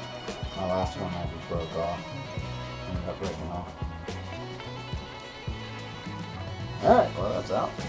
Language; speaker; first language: English; native; English